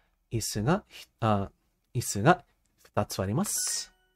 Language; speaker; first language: Japanese; non-native, learner; English